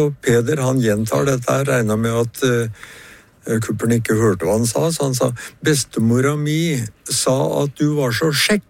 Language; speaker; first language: Norwegian; native; Norwegian